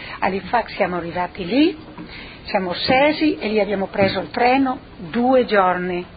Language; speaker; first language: Italian; non-native, local second language; Friulian